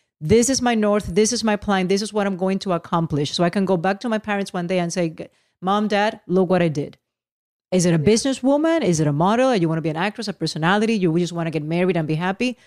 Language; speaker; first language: English; non-native, local second language; Spanish